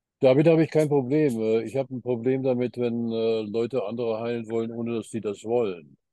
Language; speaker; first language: German; early bilingual, heritage; German